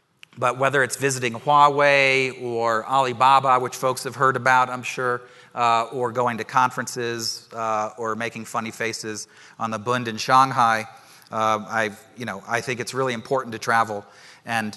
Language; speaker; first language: English; native; English